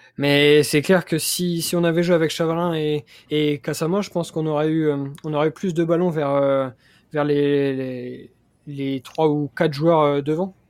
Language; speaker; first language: French; native; French